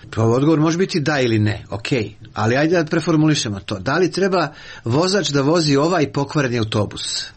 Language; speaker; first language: Serbian; native; Serbian